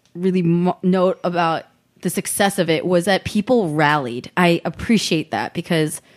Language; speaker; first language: English; early bilingual, other home language; Korean